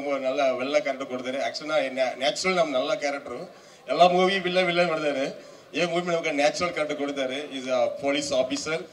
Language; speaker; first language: Kannada; non-native, local second language; Tamil